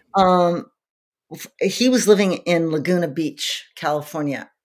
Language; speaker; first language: English; native; English